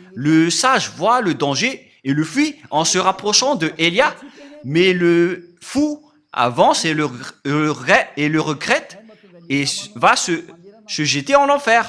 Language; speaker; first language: French; non-native, local second language; Malagasy